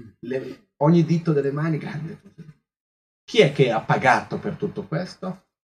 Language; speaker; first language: Italian; non-native, fluent; Portuguese